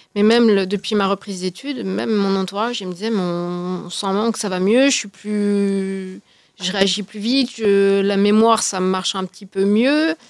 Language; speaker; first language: French; native; French